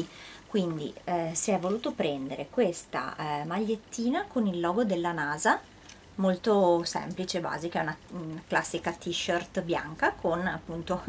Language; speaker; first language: Italian; native; Italian